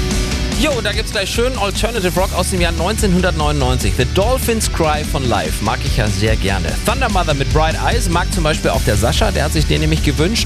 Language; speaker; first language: German; native; German